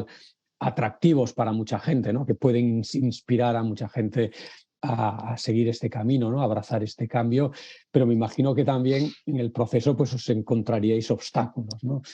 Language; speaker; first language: Spanish; native; Spanish